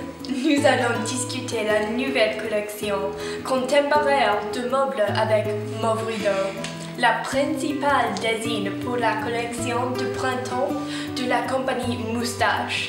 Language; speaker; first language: French; non-native, learner; English